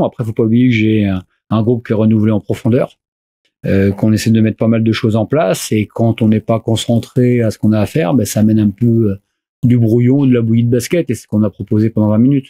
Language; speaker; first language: French; native; French